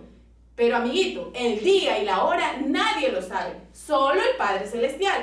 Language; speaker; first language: Spanish; native; Spanish